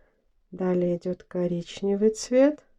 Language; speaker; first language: Russian; native; Russian